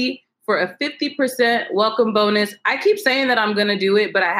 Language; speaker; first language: English; native; English